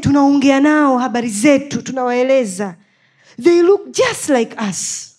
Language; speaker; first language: English; non-native, local second language; Swahili